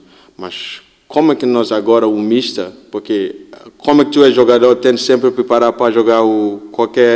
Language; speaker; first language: Portuguese; non-native, learner; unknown